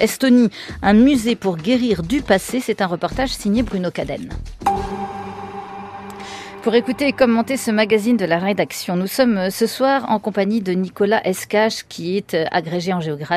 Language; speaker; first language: French; native; French